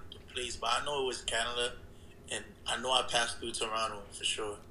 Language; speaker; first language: English; early bilingual, other home language; Haitian Creole